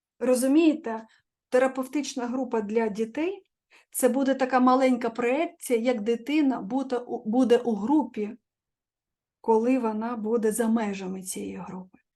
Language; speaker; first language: Ukrainian; non-native, local second language; Russian